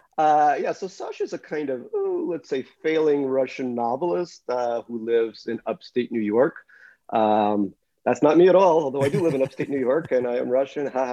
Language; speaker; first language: English; early bilingual, other home language; Russian